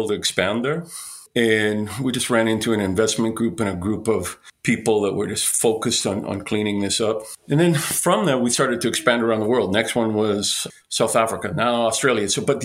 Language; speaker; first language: English; native; English